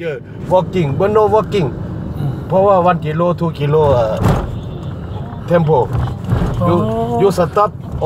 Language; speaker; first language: English; non-native, learner; Thai